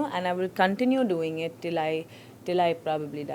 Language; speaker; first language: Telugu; non-native, fluent; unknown